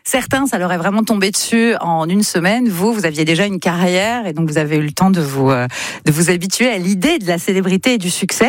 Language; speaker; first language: French; native; French